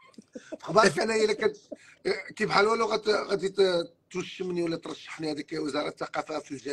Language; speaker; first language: Arabic; native; Arabic